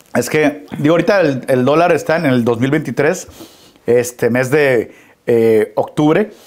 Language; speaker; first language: Spanish; native; Spanish